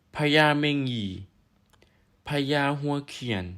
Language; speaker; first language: English; non-native, learner; Thai